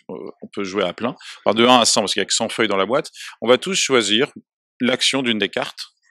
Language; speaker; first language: French; native; French